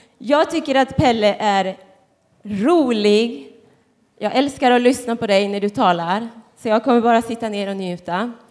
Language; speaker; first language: Swedish; native; Swedish